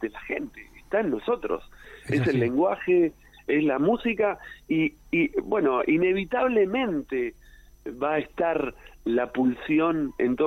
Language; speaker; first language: Spanish; native; Spanish